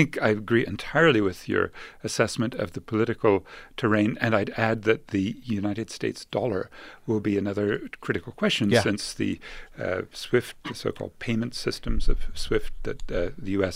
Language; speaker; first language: English; native; English